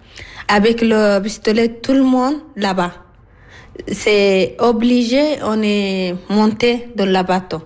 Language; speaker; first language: French; non-native, learner; Arabic